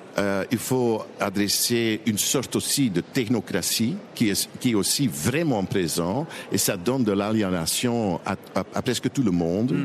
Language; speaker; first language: French; non-native, local second language; Dutch